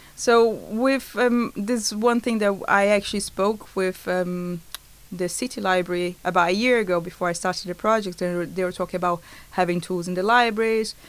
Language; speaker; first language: English; non-native, fluent; Portuguese